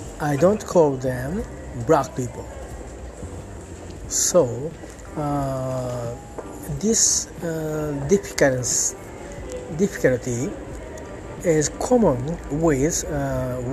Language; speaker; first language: English; non-native, learner; Japanese